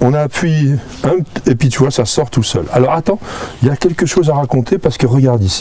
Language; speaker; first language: French; native; French